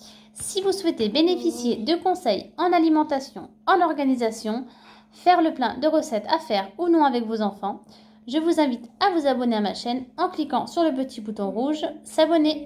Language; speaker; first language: French; native; French